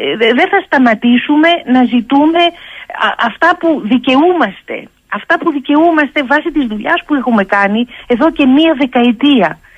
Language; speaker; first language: Greek; native; Greek